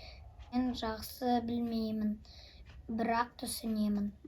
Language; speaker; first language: Kazakh; non-native, local second language; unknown